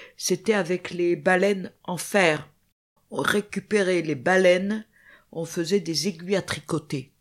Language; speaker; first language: French; non-native, local second language; Kabyle